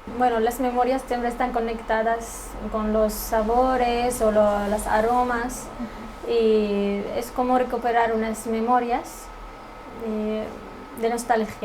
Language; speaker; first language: Spanish; non-native, fluent; Arabic